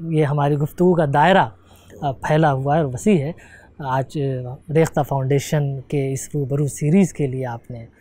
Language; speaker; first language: Hindi; native; Hindi